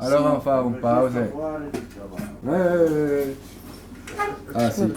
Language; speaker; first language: French; non-native, local second language; German